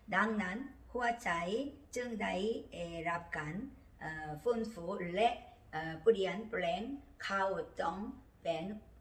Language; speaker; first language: Thai; non-native, learner; Korean